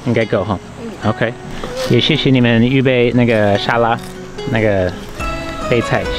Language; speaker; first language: Chinese; non-native, fluent; English